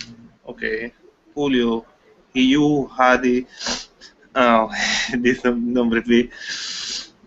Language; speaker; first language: English; non-native, learner; Spanish